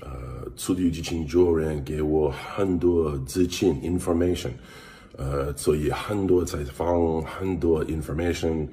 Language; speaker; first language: Chinese; non-native, learner; English